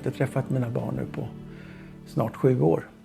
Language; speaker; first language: Swedish; non-native, fluent; Arabic